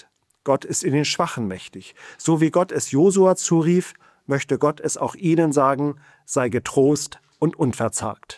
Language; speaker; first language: German; native; German